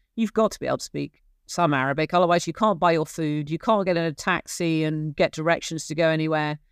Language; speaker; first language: English; native; English